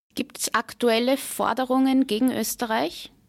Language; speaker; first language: German; native; German